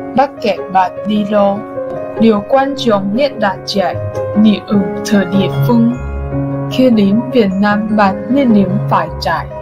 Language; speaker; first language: Vietnamese; non-native, learner; Chinese